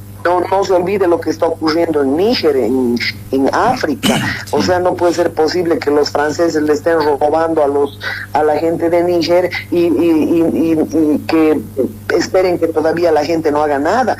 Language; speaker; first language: Spanish; native; Spanish